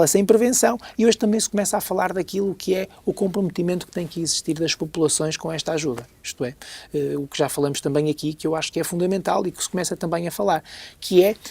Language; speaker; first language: Portuguese; native; Portuguese